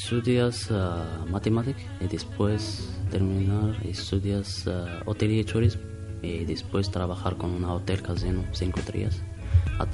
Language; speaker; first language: Spanish; non-native, learner; Arabic